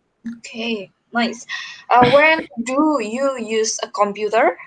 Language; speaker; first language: English; non-native, fluent; Indonesian